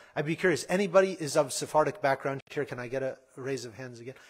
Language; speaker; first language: English; native; English